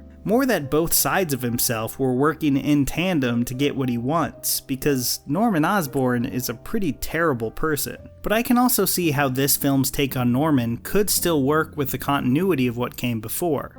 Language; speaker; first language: English; native; English